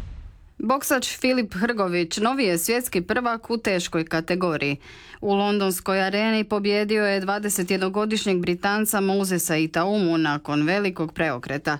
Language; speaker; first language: Serbian; native; Serbian